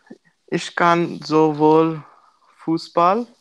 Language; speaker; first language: German; non-native, learner; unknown